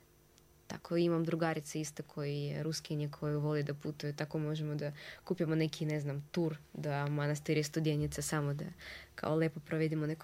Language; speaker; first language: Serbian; non-native, fluent; Russian